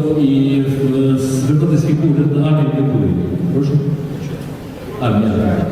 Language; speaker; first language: Ukrainian; native; Ukrainian